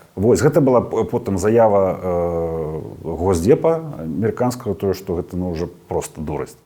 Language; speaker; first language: Belarusian; non-native, local second language; Russian